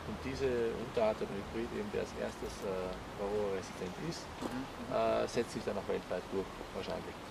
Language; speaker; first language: German; native; German